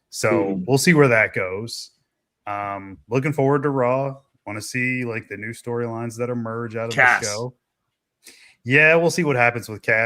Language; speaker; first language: English; native; English